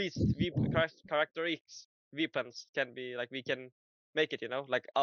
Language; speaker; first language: English; non-native, fluent; Turkish